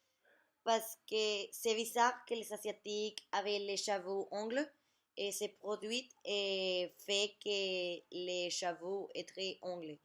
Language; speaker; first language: French; non-native, learner; Spanish